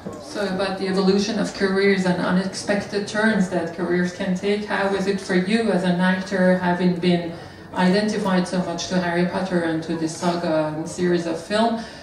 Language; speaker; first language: English; non-native, fluent; French